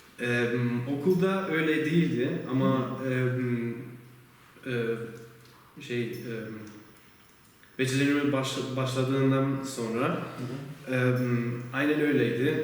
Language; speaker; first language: Turkish; early bilingual, heritage; Turkish